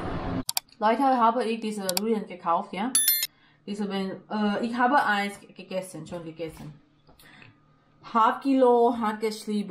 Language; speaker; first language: German; non-native, learner; Thai